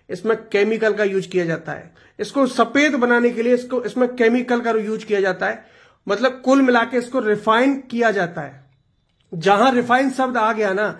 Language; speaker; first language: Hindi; non-native, local second language; Gujarati